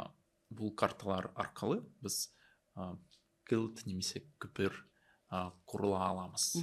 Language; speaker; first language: Kazakh; non-native, learner; Russian